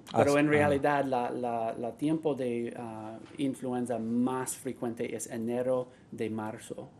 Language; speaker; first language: Spanish; non-native, learner; English